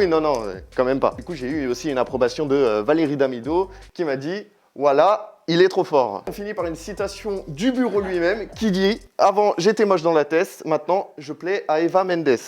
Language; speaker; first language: French; native; French